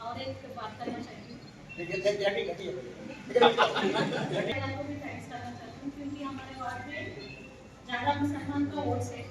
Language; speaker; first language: Hindi; non-native, local second language; Telugu